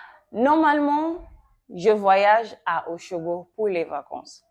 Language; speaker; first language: French; non-native, fluent; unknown